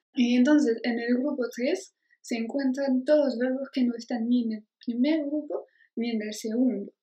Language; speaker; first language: Spanish; non-native, fluent; French